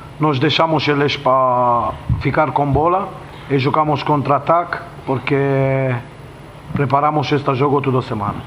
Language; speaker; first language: Portuguese; non-native, learner; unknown